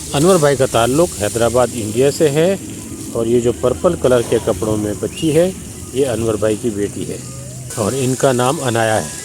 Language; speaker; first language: Urdu; native; Urdu